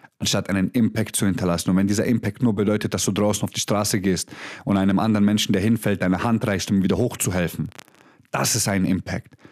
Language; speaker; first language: German; early bilingual, other home language; Croatian